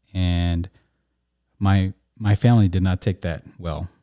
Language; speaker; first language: English; native; English